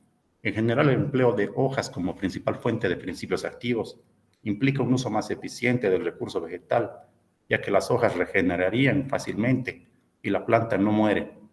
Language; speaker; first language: Spanish; native; Spanish